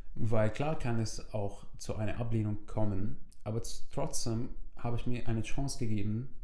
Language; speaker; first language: German; non-native, fluent; Arabic